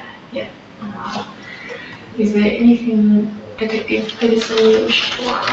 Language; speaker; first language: English; native; English